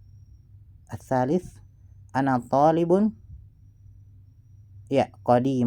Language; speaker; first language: Arabic; non-native, learner; Indonesian